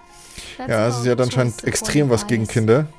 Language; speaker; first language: German; native; German